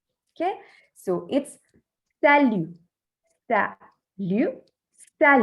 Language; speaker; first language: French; non-native, fluent; Sinhala